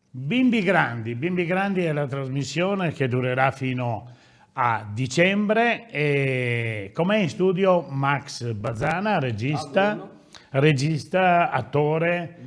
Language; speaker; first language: Italian; native; Italian